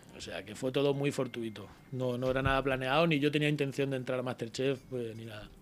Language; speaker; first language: Spanish; native; Spanish